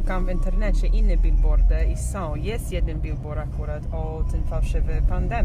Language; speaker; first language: Polish; non-native, learner; English